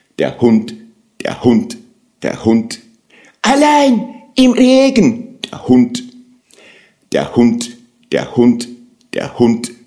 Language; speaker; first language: German; non-native, fluent; Russian